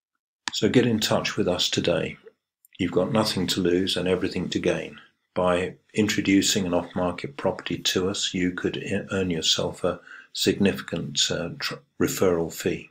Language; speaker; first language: English; native; English